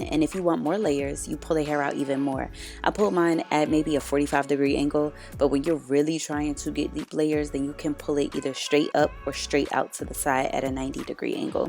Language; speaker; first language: English; native; English